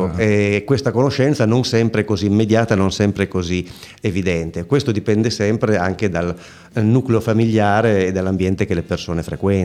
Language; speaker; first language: Italian; native; Italian